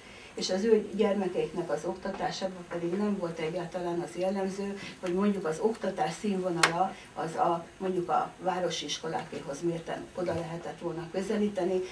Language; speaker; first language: Hungarian; native; Hungarian